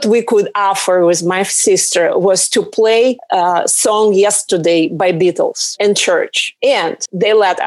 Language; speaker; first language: English; non-native, fluent; Russian